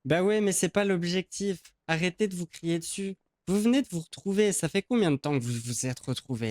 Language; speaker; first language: French; native; French